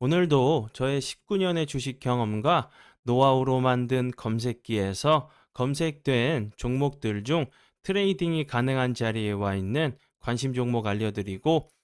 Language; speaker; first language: Korean; native; Korean